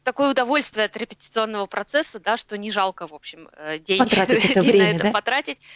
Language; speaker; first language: Russian; native; Russian